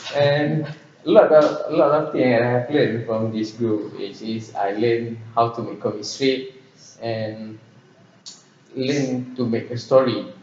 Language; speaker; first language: English; non-native, local second language; Malay